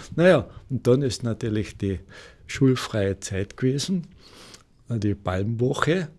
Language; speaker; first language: German; native; German